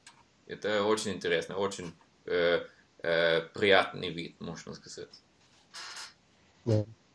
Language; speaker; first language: Russian; non-native, learner; Norwegian